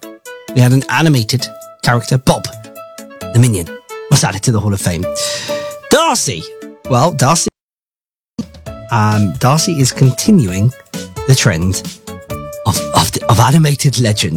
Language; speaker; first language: English; native; English